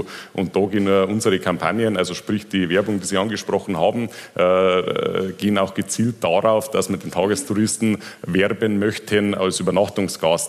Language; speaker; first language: German; native; German